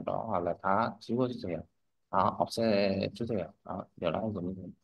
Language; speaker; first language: Korean; non-native, fluent; Vietnamese